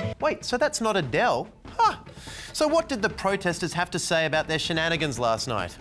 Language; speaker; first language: English; native; English